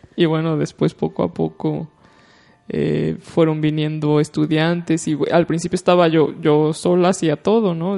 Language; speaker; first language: Spanish; native; Spanish